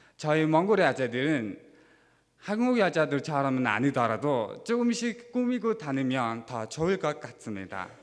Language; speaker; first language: Korean; non-native, fluent; Mongolian